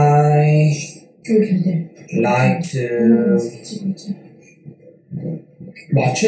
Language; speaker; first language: English; non-native, learner; Korean